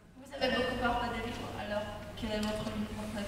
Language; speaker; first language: French; native; French